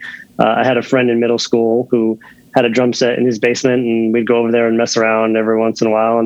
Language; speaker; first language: English; native; English